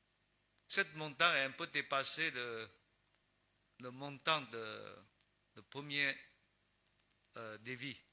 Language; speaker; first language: French; non-native, learner; Chinese